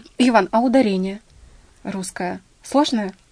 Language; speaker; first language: Russian; native; Russian